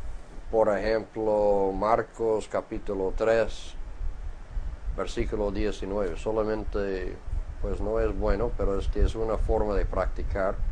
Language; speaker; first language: Spanish; non-native, fluent; English